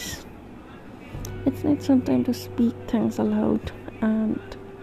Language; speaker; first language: English; non-native, local second language; Hindi